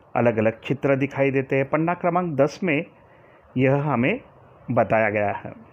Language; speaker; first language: Hindi; non-native, local second language; Marathi